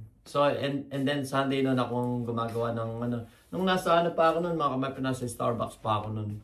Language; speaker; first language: Filipino; native; Filipino